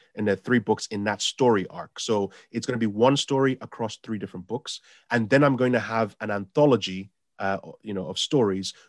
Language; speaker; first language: English; non-native, local second language; Yoruba